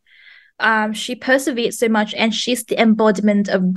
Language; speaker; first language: English; non-native, fluent; Vietnamese